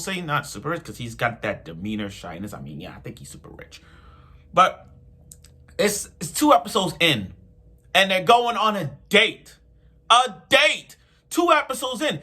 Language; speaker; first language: English; native; English